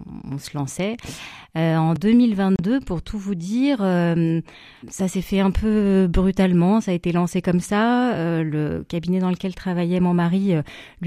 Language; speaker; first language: French; native; French